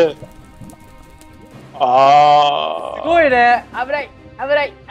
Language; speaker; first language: Japanese; native; Japanese